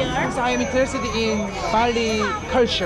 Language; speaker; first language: English; non-native, learner; Korean